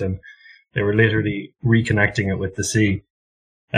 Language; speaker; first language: English; native; English